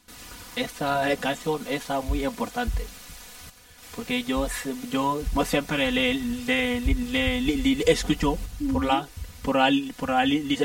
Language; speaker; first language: Spanish; non-native, learner; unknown